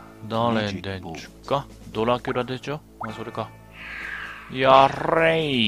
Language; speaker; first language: Japanese; native; Japanese